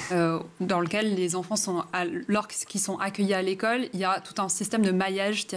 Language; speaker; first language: French; native; French